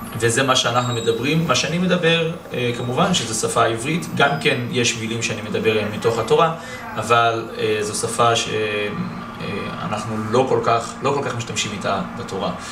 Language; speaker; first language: Hebrew; native; Hebrew